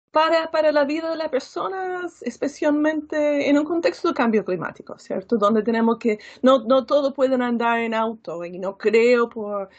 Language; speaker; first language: Spanish; non-native, fluent; English